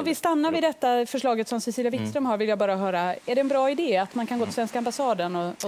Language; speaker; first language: Swedish; native; Swedish